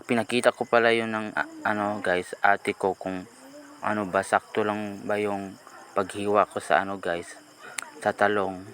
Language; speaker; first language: Filipino; non-native, local second language; Cebuano